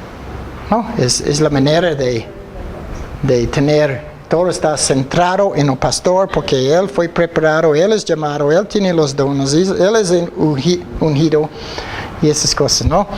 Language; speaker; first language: Spanish; non-native, fluent; English